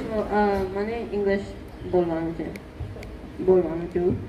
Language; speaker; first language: Hindi; non-native, learner; Gujarati